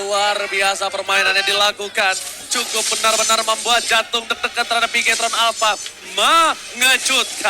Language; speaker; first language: Indonesian; native; Indonesian